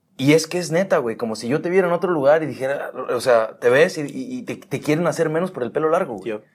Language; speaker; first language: Spanish; native; Spanish